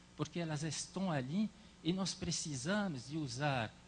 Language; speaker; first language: Portuguese; non-native, fluent; French